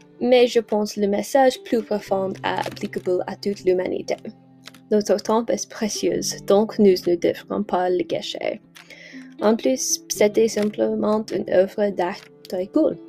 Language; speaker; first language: French; non-native, learner; English